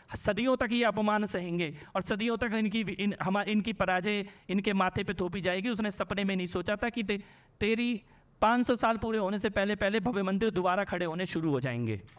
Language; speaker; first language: Hindi; native; Hindi